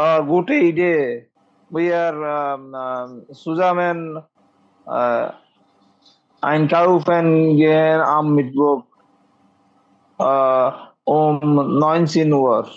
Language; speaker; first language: German; non-native, learner; Bangla